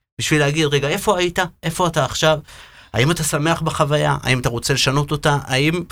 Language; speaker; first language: Hebrew; native; Hebrew